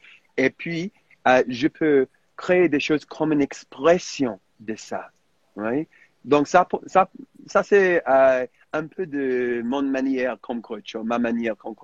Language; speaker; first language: French; non-native, fluent; English